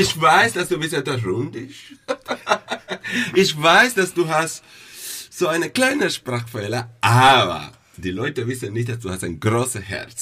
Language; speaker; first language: German; non-native, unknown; Spanish